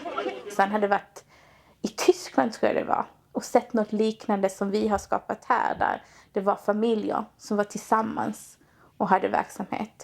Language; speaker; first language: Swedish; native; Swedish